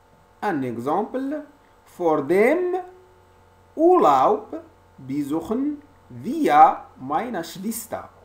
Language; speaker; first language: German; non-native, learner; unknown